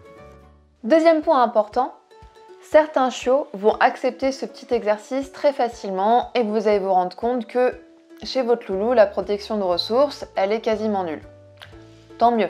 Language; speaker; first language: French; native; French